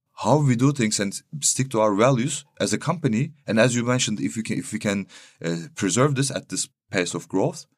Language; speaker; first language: English; non-native, fluent; Turkish